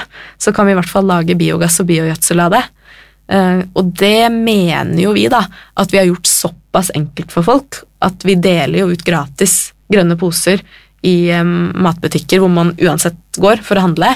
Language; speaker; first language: Norwegian; native; Norwegian